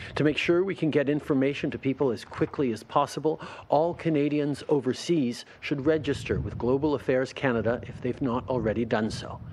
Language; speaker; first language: English; early bilingual, other home language; French